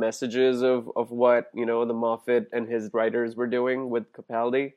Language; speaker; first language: English; non-native, local second language; Hindi